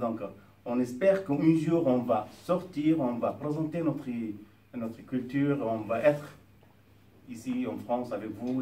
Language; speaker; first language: French; non-native, learner; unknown